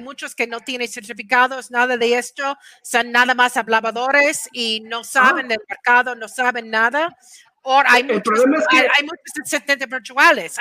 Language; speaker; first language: Spanish; non-native, fluent; English